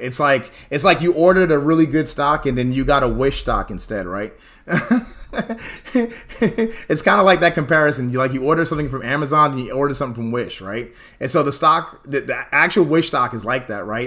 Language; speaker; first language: English; native; English